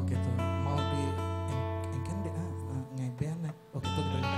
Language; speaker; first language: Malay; non-native, local second language; Balinese